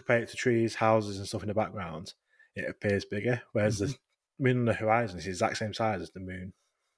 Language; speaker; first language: English; native; English